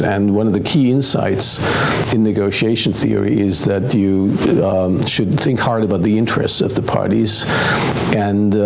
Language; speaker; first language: English; non-native, fluent; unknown